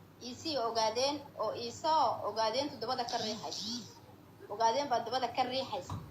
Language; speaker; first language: Somali; non-native, local second language; Oromo